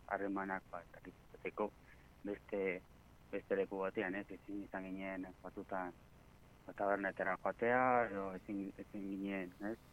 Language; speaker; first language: Basque; non-native, local second language; Spanish